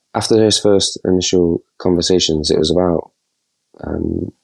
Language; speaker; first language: English; native; English